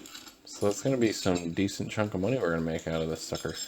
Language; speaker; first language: English; native; English